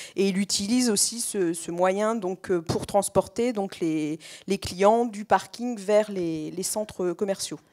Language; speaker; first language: French; native; French